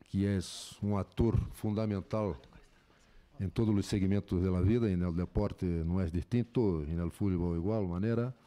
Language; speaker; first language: Spanish; non-native, fluent; Portuguese